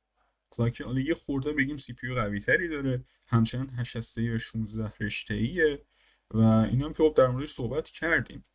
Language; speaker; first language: Persian; native; Persian